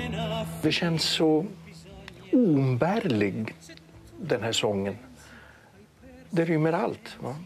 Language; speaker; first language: Swedish; non-native, fluent; Greek